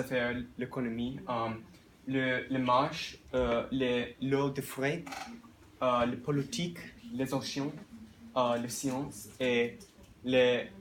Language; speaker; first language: French; non-native, learner; English